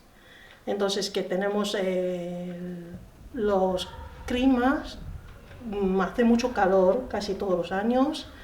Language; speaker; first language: Spanish; non-native, learner; Chinese